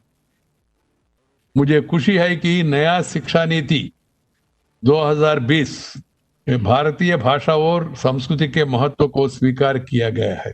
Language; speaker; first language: Hindi; non-native, local second language; Telugu